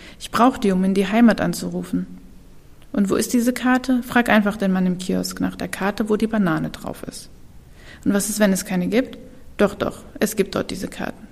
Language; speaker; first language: German; early bilingual, other home language; Kurdish